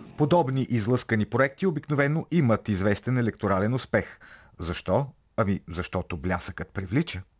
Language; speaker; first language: Bulgarian; native; Bulgarian